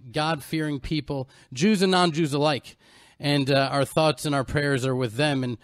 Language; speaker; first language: English; native; English